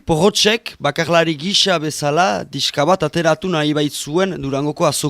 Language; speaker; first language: Basque; native; Basque